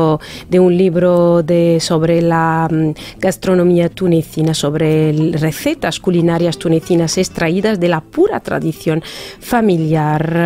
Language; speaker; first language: Spanish; non-native, fluent; Arabic